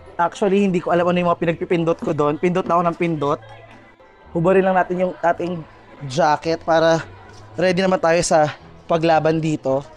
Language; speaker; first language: Filipino; native; Filipino